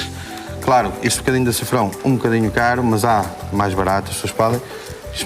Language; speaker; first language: Portuguese; native; Portuguese